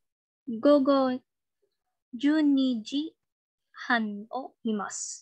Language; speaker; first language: Japanese; non-native, learner; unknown